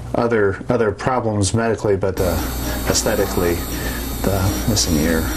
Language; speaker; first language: English; native; English